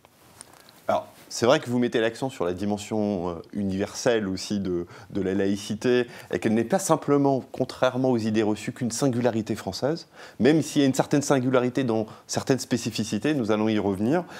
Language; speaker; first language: French; native; French